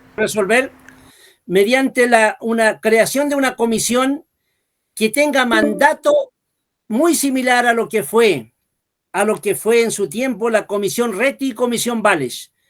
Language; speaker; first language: Spanish; non-native, local second language; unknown